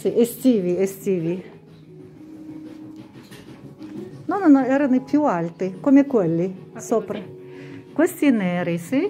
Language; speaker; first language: Italian; non-native, fluent; Russian